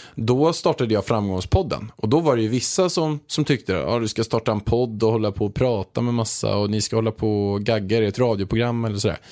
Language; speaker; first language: Swedish; native; Swedish